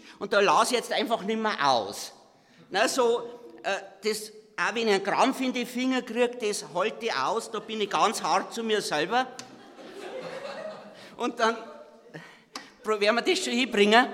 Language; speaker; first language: German; native; German